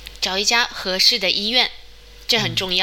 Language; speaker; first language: Chinese; native; Chinese